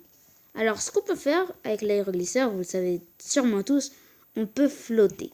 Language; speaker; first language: French; native; French